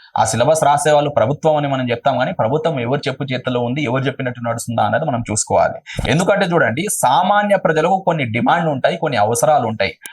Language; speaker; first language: Telugu; non-native, local second language; Urdu